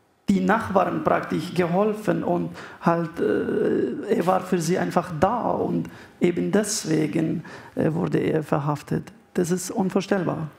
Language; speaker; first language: German; non-native, fluent; Arabic